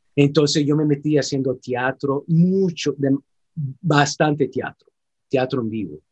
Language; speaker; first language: Spanish; early bilingual, heritage; Spanish